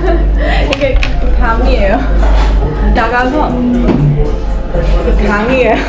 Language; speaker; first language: Korean; non-native, learner; Vietnamese